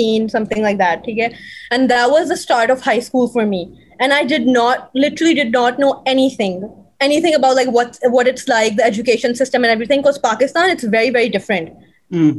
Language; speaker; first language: English; native; English